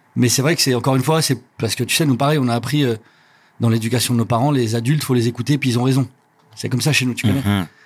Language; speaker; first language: French; native; French